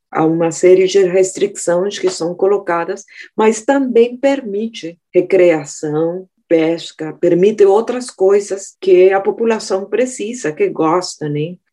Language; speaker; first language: Portuguese; non-native, fluent; Spanish